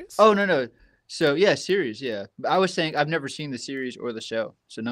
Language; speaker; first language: English; native; English